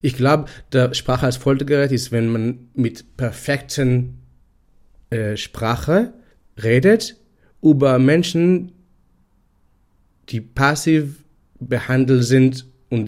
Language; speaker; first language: German; non-native, fluent; Hebrew